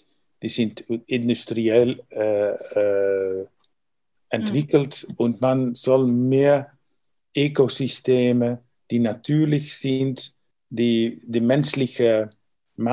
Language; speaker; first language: German; non-native, learner; Dutch